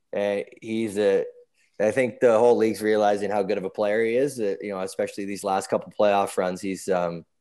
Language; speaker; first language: English; native; English